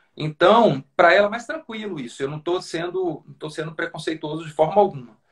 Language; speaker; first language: Portuguese; native; Portuguese